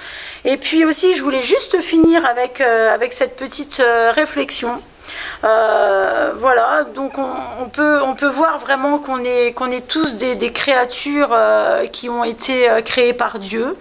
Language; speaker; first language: French; native; French